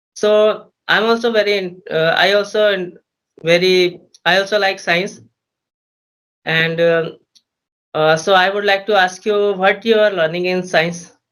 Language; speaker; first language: English; non-native, learner; Hindi